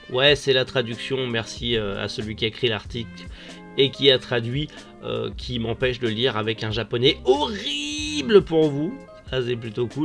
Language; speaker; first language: French; native; French